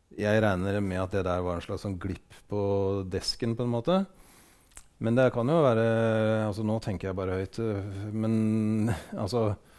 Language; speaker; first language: Norwegian; native; Norwegian